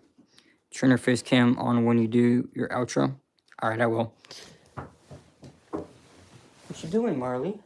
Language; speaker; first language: English; native; English